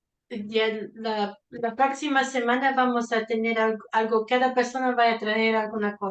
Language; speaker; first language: Spanish; non-native, fluent; Portuguese